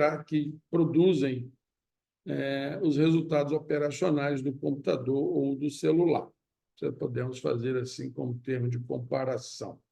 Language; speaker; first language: Portuguese; native; Portuguese